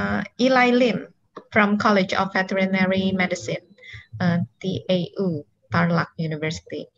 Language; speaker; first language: English; non-native, local second language; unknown